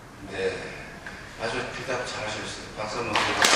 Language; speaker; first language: Korean; native; Korean